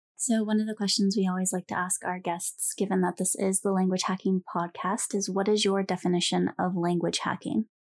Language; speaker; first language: English; native; English